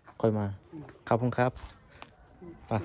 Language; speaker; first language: Thai; non-native, learner; Turkish